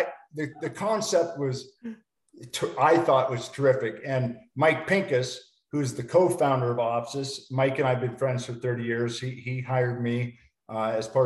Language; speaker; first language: English; native; English